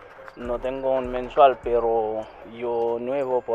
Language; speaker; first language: Spanish; non-native, learner; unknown